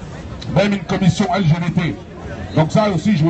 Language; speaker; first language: French; native; French